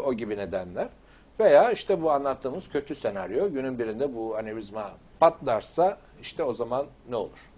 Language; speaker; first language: Turkish; native; Turkish